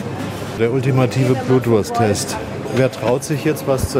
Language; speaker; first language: German; native; German